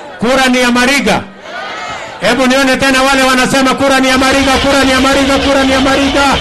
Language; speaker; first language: Swahili; non-native, local second language; Kalenjin